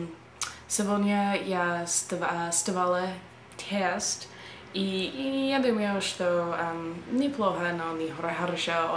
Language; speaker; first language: Russian; non-native, learner; English